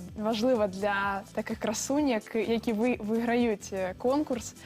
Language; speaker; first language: Ukrainian; native; Ukrainian